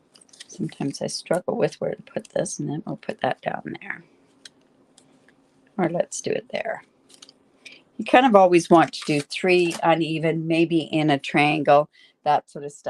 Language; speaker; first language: English; native; English